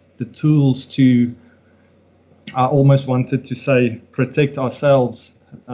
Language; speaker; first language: English; non-native, local second language; Afrikaans